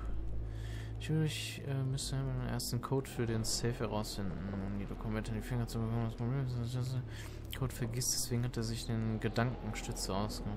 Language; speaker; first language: German; native; German